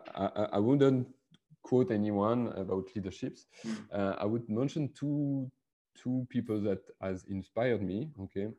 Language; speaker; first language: English; non-native, fluent; French